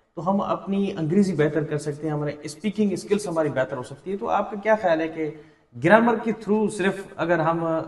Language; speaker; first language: Urdu; non-native, local second language; Sindhi